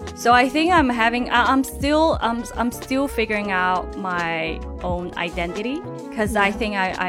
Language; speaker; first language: English; non-native, fluent; Chinese